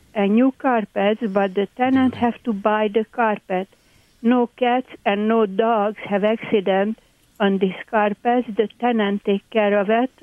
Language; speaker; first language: English; non-native, learner; Hungarian